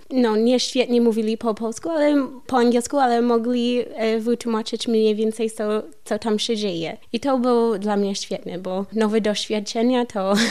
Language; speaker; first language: Polish; non-native, learner; English